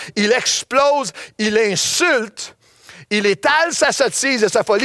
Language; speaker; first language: French; native; French